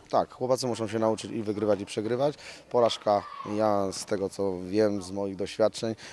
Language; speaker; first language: Polish; native; Polish